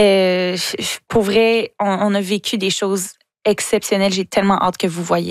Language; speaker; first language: French; native; French